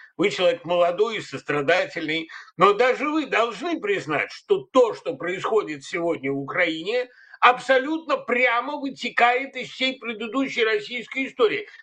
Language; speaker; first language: Russian; native; Russian